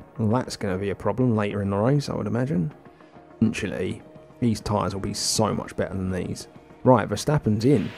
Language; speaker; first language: English; native; English